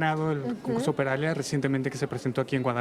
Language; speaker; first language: Spanish; native; Spanish